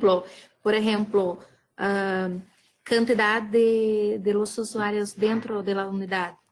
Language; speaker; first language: Spanish; non-native, learner; Portuguese